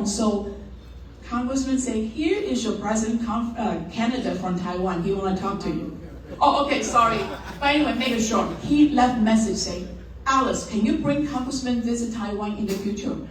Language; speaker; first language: English; non-native, learner; Chinese